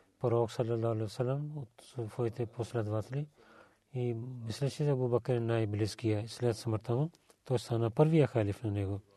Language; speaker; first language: Bulgarian; non-native, learner; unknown